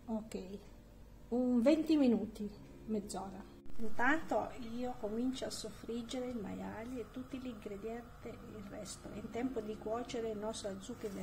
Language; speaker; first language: Italian; non-native, learner; Filipino